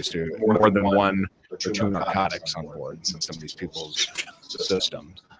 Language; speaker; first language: English; native; English